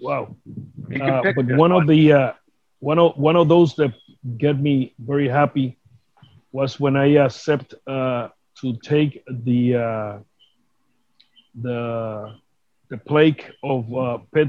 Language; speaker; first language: English; non-native, learner; Spanish